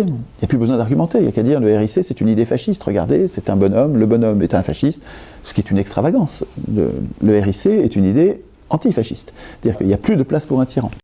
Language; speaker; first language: French; native; French